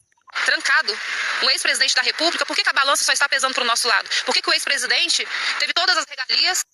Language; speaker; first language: Portuguese; native; Portuguese